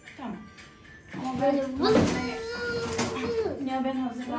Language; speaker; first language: Turkish; non-native, fluent; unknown